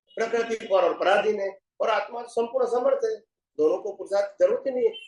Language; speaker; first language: Hindi; non-native, local second language; Gujarati